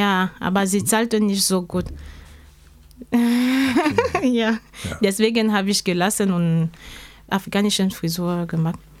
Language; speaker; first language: German; non-native, learner; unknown